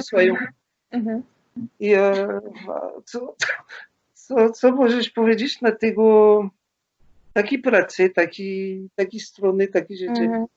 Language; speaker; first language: Polish; non-native, learner; French